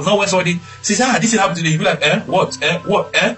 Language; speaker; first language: English; non-native, local second language; Igbo